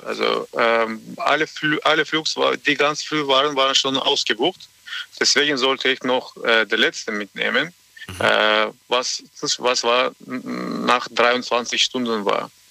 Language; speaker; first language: German; non-native, learner; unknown